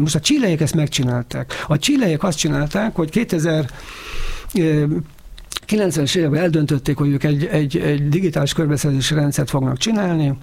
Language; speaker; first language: Hungarian; native; Hungarian